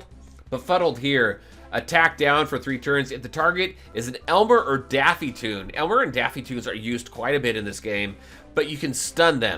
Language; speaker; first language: English; native; English